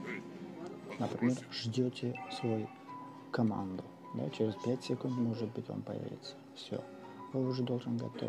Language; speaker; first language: Russian; non-native, local second language; Uzbek